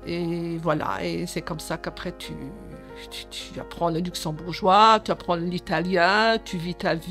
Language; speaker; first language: French; early bilingual, other home language; Portuguese